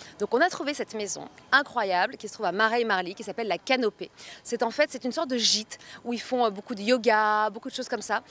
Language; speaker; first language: French; native; French